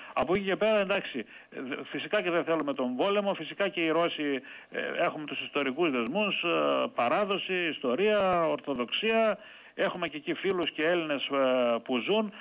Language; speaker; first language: Greek; native; Greek